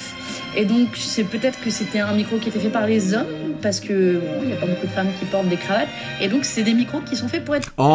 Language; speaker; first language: French; native; French